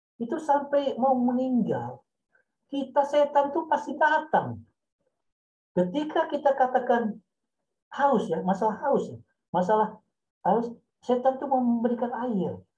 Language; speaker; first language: Indonesian; non-native, local second language; Minangkabau